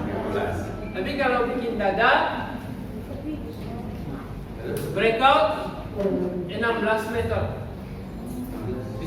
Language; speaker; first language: Indonesian; non-native, learner; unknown